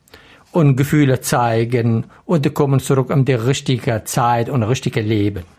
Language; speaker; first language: German; non-native, learner; Arabic